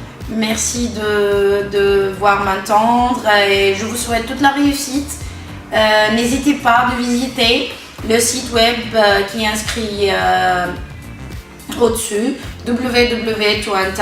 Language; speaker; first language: French; non-native, local second language; Arabic